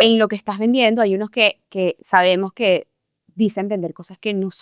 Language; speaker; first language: Spanish; native; Spanish